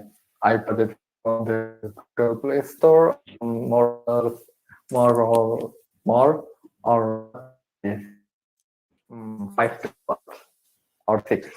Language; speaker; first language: English; non-native, learner; Indonesian